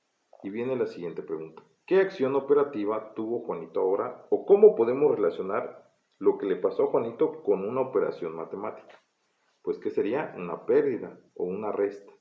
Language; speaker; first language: Spanish; native; Spanish